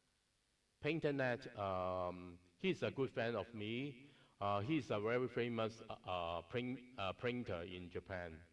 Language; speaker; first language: English; non-native, learner; Cantonese